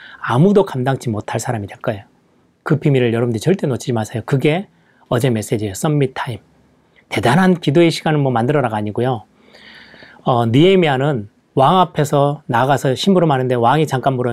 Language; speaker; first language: Korean; native; Korean